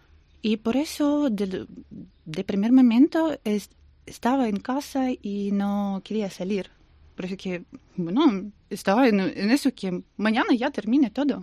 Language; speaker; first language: Spanish; non-native, learner; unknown